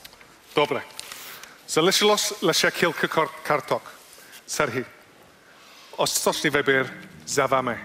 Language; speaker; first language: Ukrainian; non-native, learner; English